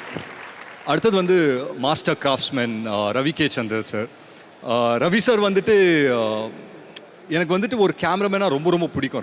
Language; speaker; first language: Tamil; native; Tamil